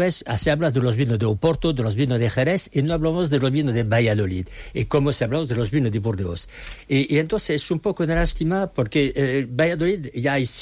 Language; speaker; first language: Spanish; non-native, fluent; French